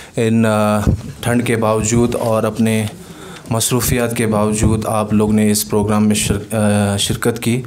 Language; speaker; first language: Hindi; non-native, local second language; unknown